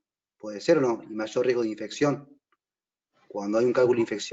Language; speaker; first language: Spanish; native; Spanish